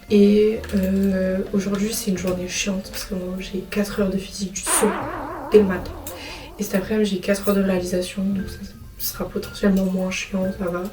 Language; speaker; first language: French; native; French